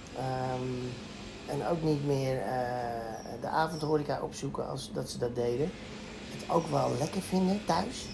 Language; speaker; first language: Dutch; native; Dutch